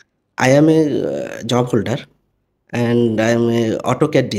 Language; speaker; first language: English; non-native, learner; Bangla